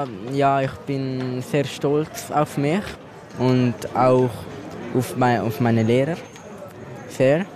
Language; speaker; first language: German; early bilingual, other home language; Italian